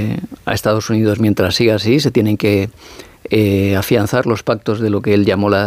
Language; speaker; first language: Spanish; native; Spanish